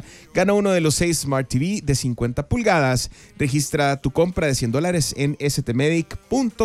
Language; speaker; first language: Spanish; native; Spanish